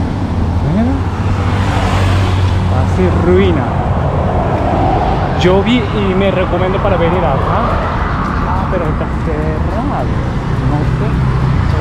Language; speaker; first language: Spanish; non-native, learner; Japanese